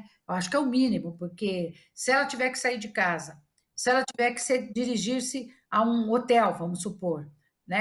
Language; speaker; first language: Portuguese; native; Portuguese